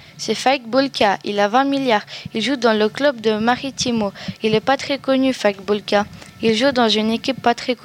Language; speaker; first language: French; native; French